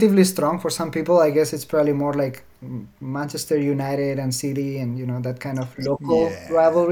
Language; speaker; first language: English; non-native, fluent; Spanish